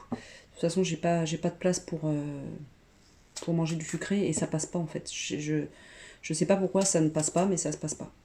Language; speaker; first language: French; native; French